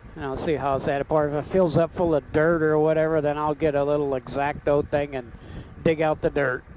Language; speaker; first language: English; native; English